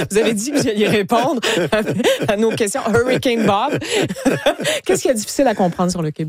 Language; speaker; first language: French; native; French